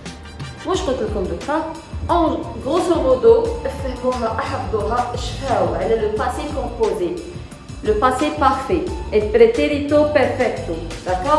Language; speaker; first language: French; non-native, local second language; Arabic